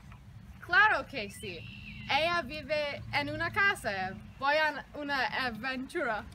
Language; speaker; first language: Spanish; non-native, learner; English